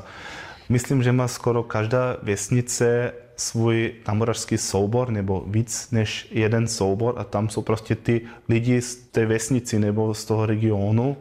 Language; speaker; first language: Czech; non-native, fluent; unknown